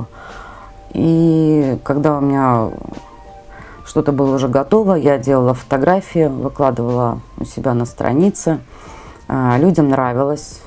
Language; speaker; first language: Russian; native; Russian